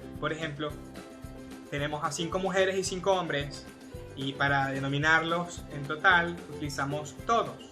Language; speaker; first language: Spanish; native; Spanish